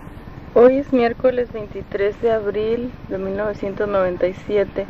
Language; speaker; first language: Spanish; native; Spanish